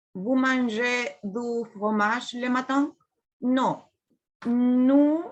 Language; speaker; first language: French; non-native, learner; Spanish